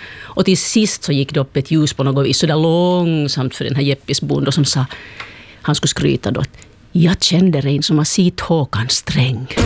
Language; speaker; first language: Swedish; native; Swedish